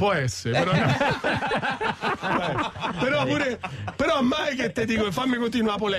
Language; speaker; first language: Italian; native; Italian